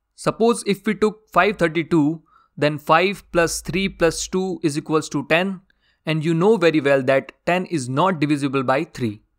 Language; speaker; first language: English; non-native, local second language; Hindi